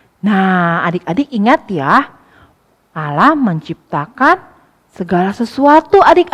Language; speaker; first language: Indonesian; native; Indonesian